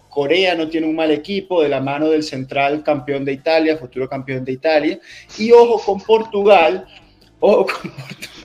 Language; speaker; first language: Spanish; native; Spanish